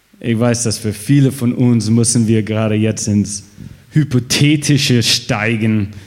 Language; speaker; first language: German; non-native, fluent; English